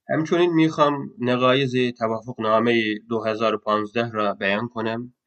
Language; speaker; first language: Persian; non-native, fluent; Turkish